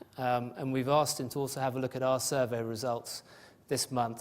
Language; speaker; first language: English; native; English